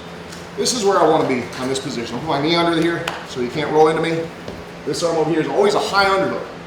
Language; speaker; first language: English; native; English